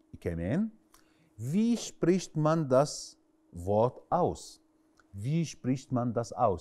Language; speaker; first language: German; non-native, fluent; Arabic